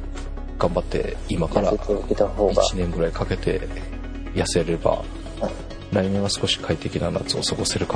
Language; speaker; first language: Japanese; native; Japanese